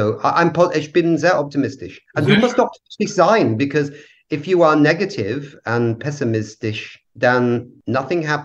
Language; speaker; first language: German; non-native, learner; English